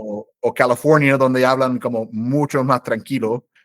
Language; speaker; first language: Spanish; non-native, fluent; English